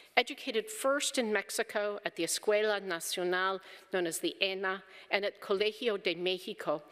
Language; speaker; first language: English; native; English